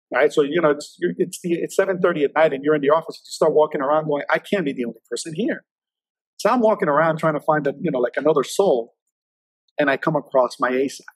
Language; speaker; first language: English; native; English